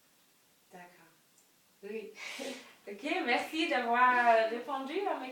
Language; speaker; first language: French; non-native, learner; German